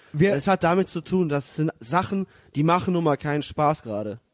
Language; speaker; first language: German; native; German